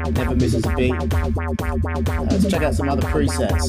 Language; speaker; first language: English; native; English